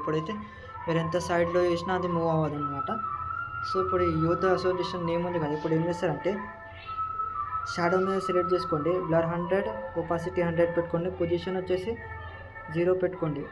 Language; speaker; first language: Telugu; native; Telugu